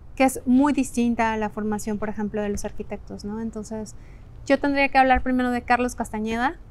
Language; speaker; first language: Spanish; native; Spanish